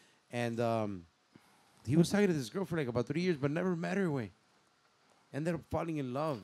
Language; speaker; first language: English; early bilingual, other home language; Spanish